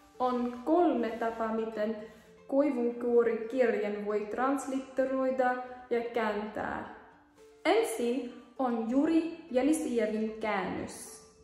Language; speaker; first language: Finnish; non-native, learner; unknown